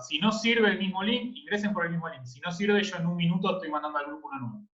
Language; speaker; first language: Spanish; native; Spanish